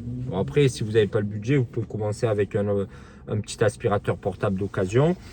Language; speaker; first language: French; native; French